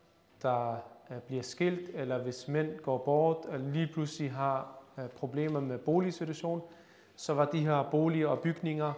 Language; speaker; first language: Danish; early bilingual, other home language; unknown